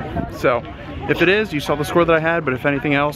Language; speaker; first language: English; native; English